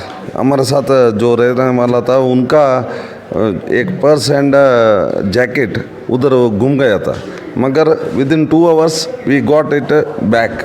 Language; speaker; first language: Hindi; non-native, local second language; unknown